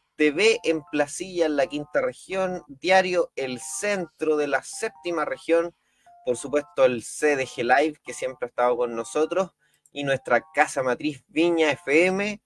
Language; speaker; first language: Spanish; native; Spanish